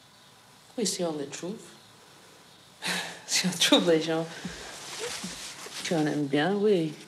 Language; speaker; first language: French; non-native, fluent; English